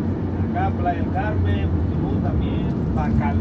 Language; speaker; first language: Spanish; native; Spanish